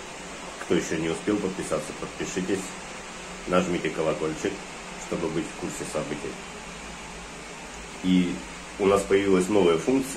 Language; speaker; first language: Russian; native; Russian